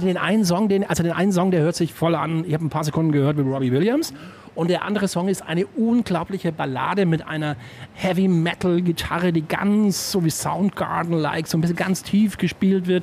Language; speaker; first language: German; native; German